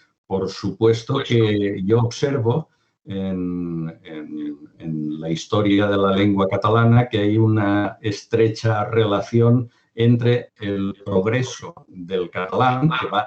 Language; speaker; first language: Spanish; non-native, local second language; Catalan